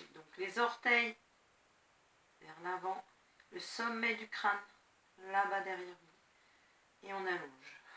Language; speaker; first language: French; native; French